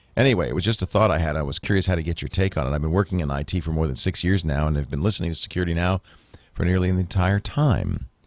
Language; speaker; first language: English; native; English